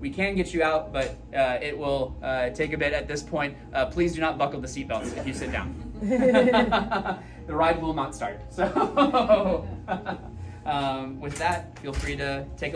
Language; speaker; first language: English; native; English